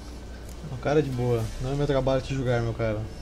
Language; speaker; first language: Portuguese; native; Portuguese